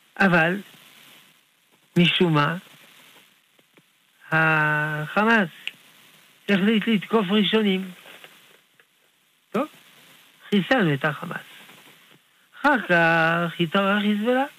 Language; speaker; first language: Hebrew; non-native, fluent; French